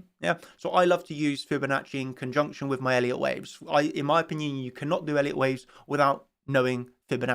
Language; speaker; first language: English; native; English